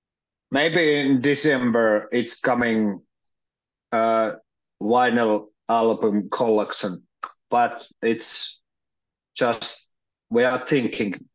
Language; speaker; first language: English; non-native, learner; Finnish